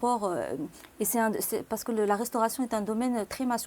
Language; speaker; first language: French; non-native, local second language; Arabic